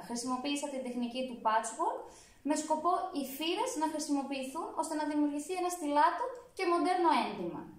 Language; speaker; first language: Greek; native; Greek